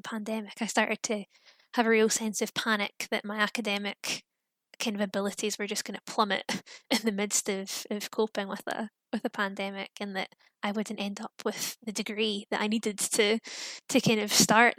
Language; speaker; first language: English; native; English